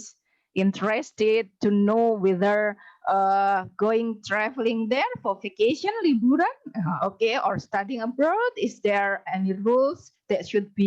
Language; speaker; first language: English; non-native, fluent; Indonesian